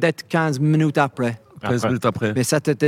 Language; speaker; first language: French; non-native, fluent; English